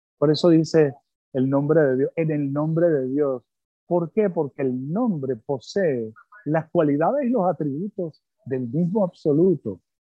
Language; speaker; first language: Spanish; early bilingual, other home language; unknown